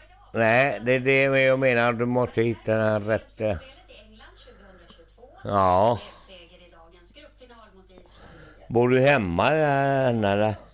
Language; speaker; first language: Swedish; non-native, local second language; Finnish